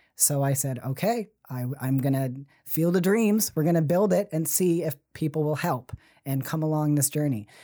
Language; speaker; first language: English; native; English